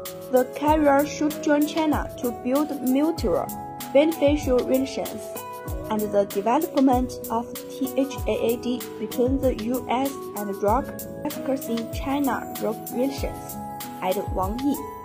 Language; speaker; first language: English; non-native, learner; Chinese